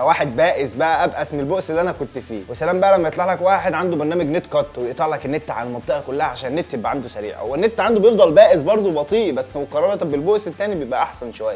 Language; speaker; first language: Arabic; native; Arabic